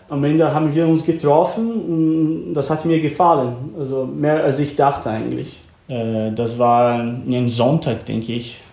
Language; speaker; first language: German; non-native, learner; Portuguese